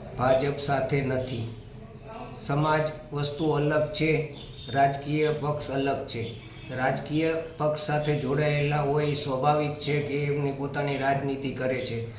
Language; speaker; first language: Gujarati; native; Gujarati